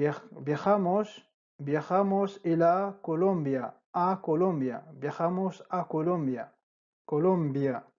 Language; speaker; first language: Spanish; non-native, fluent; Arabic